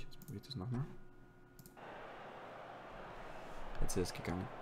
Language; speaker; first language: German; native; German